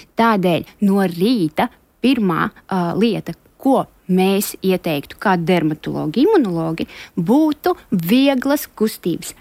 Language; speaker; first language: Latvian; non-native, local second language; Russian